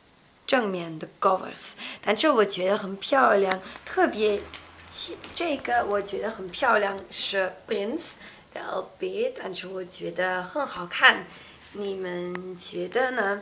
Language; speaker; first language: Chinese; non-native, learner; Dutch